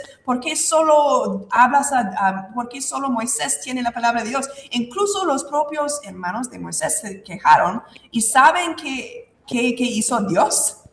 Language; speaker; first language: Spanish; non-native, fluent; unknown